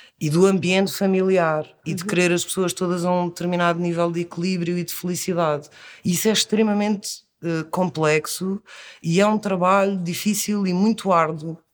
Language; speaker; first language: Portuguese; native; Portuguese